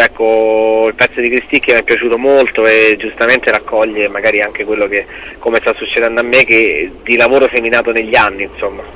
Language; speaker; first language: Italian; native; Italian